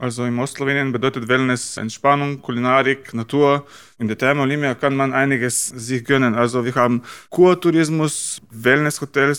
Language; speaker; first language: German; non-native, fluent; Slovenian